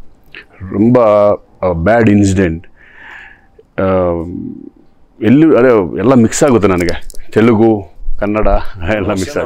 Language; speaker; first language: Tamil; non-native, local second language; Telugu